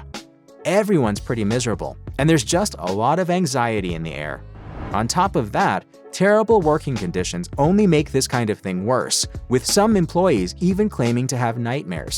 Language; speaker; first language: English; native; English